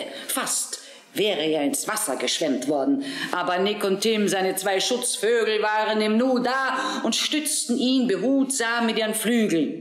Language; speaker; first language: German; native; German